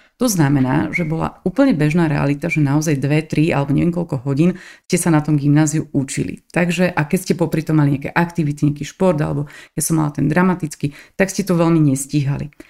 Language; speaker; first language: Slovak; native; Slovak